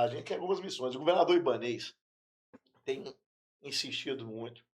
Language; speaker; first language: Portuguese; native; Portuguese